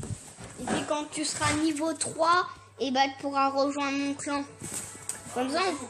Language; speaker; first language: French; native; French